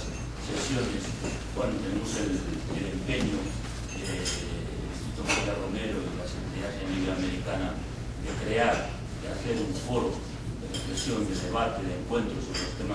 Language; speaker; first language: Spanish; native; Spanish